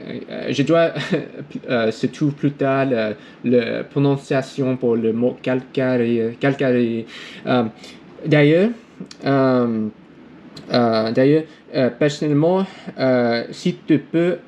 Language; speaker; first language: French; non-native, learner; English